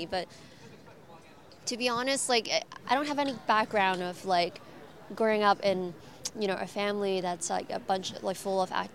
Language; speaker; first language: English; non-native, local second language; Cantonese